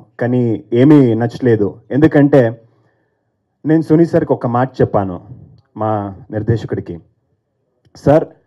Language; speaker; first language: Telugu; non-native, fluent; Kannada